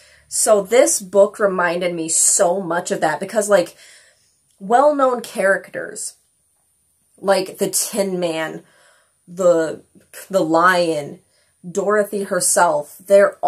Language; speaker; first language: English; native; English